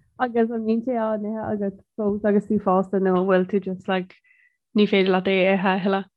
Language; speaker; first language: Irish; non-native, local second language; English